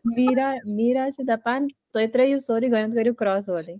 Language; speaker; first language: English; non-native, local second language; Kashmiri